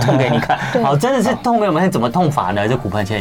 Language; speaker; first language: Chinese; native; Chinese